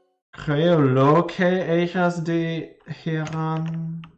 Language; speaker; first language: Spanish; non-native, learner; English